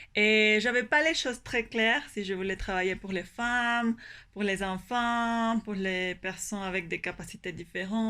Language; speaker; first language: French; non-native, fluent; Spanish